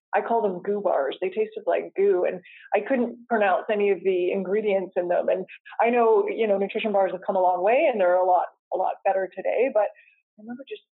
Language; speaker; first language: English; native; English